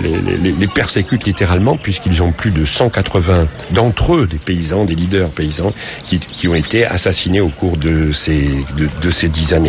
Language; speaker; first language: French; native; French